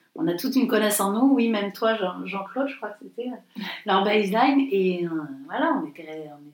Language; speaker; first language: French; native; French